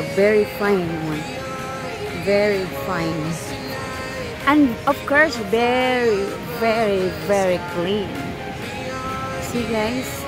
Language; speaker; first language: English; non-native, learner; Filipino